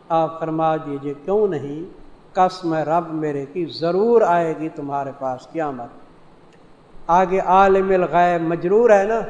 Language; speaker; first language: Urdu; non-native, local second language; Saraiki